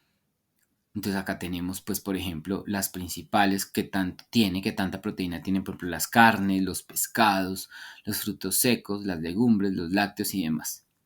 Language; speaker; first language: Spanish; native; Spanish